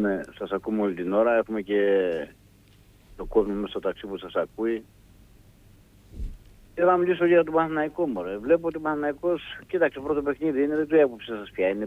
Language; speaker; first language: Greek; native; Greek